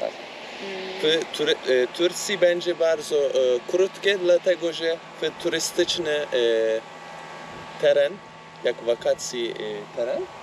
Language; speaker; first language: Polish; non-native, learner; Turkish